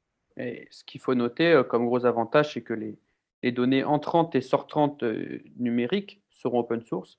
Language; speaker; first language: French; native; French